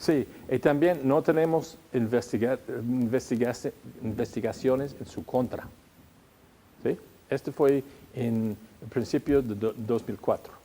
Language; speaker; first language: Spanish; non-native, fluent; English